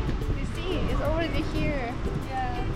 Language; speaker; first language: English; non-native, fluent; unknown